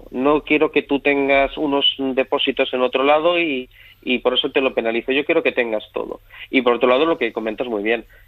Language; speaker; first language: Spanish; native; Spanish